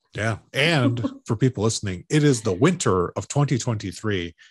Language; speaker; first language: English; native; English